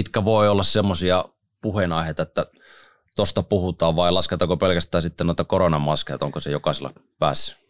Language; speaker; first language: Finnish; native; Finnish